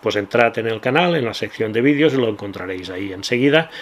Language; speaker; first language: Spanish; non-native, local second language; Catalan